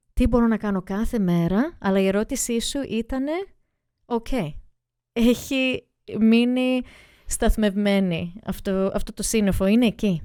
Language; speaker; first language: Greek; early bilingual, heritage; Greek